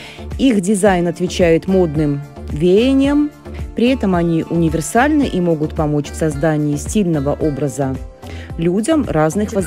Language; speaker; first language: Russian; native; Russian